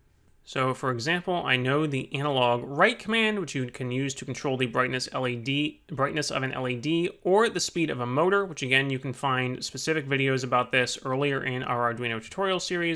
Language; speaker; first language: English; native; English